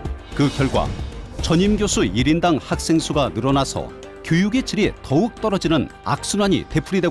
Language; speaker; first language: Korean; native; Korean